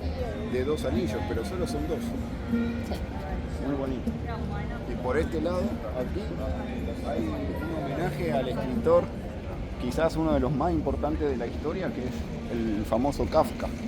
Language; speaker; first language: Spanish; native; Spanish